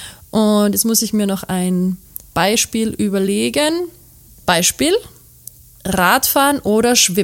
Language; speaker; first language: German; native; German